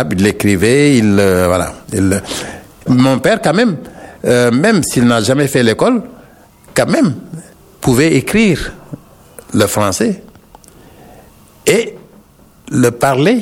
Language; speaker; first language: French; non-native, local second language; Wolof